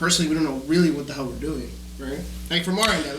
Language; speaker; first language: English; early bilingual, other home language; Spanish